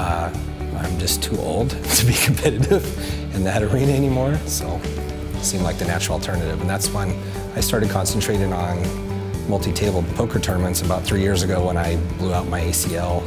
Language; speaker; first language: English; native; English